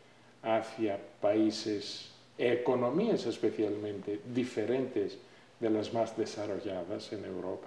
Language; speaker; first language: Spanish; non-native, fluent; Greek